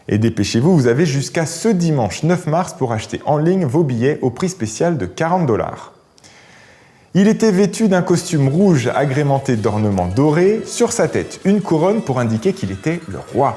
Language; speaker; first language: French; native; French